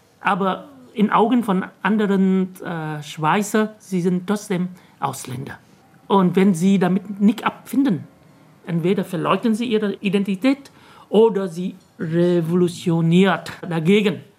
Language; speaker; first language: German; non-native, fluent; Vietnamese